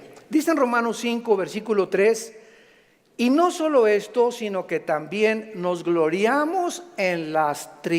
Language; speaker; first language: Spanish; native; Spanish